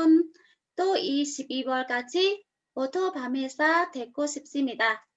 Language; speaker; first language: Korean; non-native, learner; Khmer